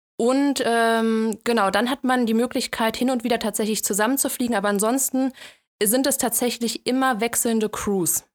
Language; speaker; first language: German; native; German